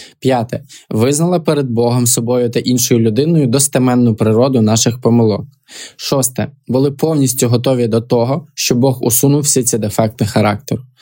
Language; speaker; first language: Ukrainian; native; Ukrainian